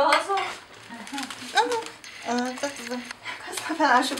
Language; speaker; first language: Italian; non-native, learner; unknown